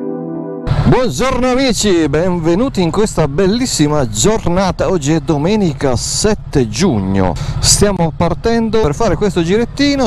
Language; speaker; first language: Italian; native; Italian